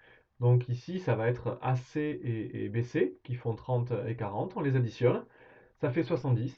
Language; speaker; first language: French; native; French